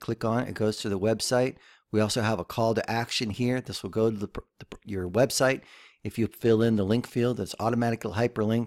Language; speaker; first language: English; native; English